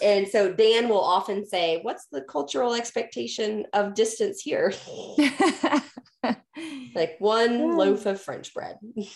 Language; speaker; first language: English; native; English